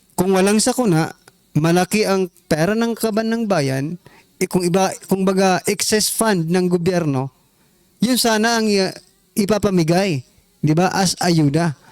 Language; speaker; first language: Filipino; non-native, local second language; Waray